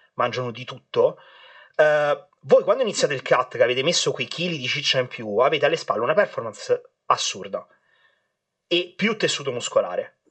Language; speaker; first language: Italian; native; Italian